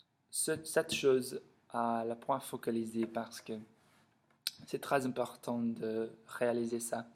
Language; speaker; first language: French; non-native, learner; English